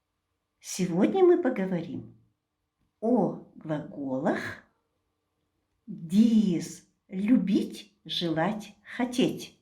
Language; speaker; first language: Russian; non-native, local second language; Chechen